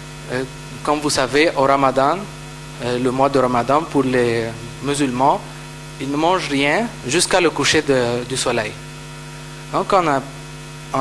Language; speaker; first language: French; non-native, fluent; Arabic